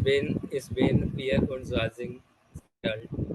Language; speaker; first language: German; non-native, learner; Hindi